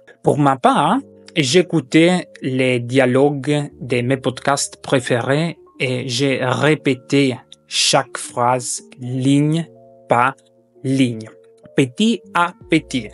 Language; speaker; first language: French; non-native, fluent; German